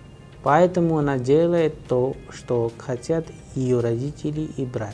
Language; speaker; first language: Russian; non-native, fluent; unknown